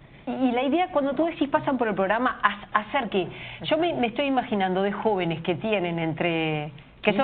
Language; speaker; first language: Spanish; native; Spanish